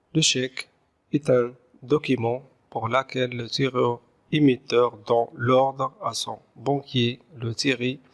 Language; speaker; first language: French; non-native, local second language; Arabic